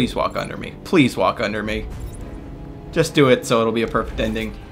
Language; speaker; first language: English; native; English